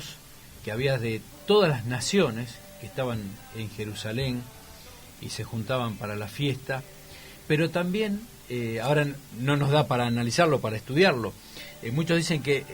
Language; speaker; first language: Spanish; native; Spanish